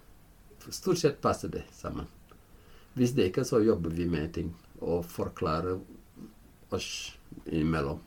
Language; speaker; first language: Norwegian; non-native, fluent; Fula